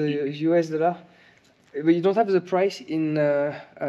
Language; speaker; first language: English; non-native, learner; French